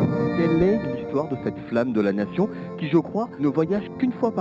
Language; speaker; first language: French; native; French